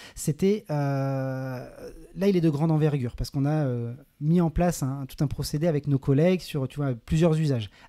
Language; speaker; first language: French; native; French